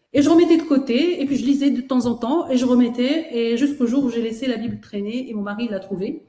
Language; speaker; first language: French; native; French